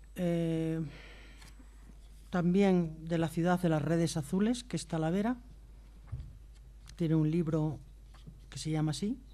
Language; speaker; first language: Spanish; native; Spanish